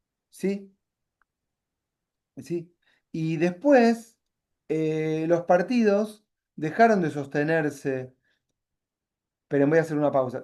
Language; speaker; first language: Spanish; native; Spanish